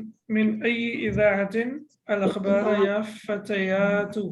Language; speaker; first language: Arabic; non-native, fluent; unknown